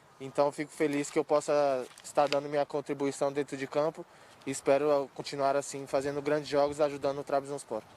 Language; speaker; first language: Portuguese; native; Portuguese